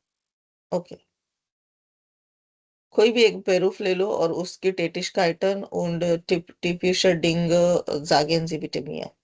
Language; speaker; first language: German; non-native, learner; Hindi